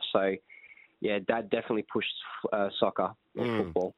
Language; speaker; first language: English; native; English